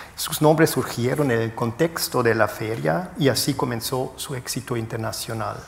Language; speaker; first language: Spanish; non-native, fluent; German